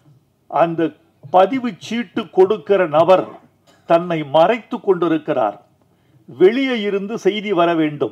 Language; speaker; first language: Tamil; native; Tamil